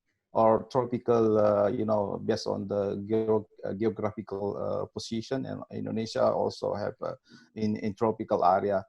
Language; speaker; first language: English; non-native, learner; Indonesian